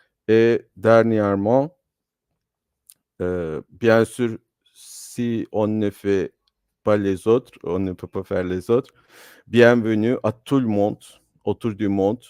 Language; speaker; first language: French; non-native, fluent; Turkish